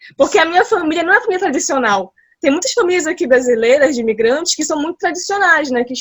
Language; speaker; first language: Portuguese; early bilingual, heritage; Portuguese